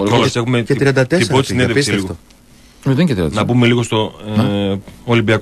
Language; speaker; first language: Greek; native; Greek